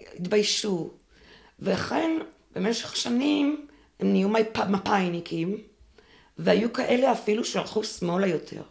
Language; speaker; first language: Hebrew; non-native, local second language; French